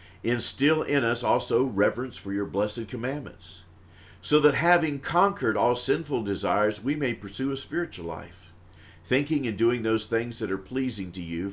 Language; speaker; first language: English; native; English